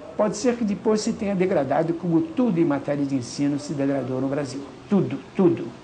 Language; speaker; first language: Portuguese; native; Portuguese